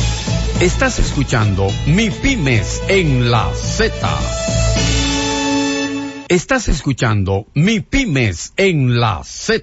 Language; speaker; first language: Spanish; native; Spanish